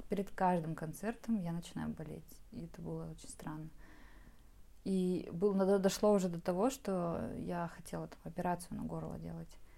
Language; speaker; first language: Russian; native; Russian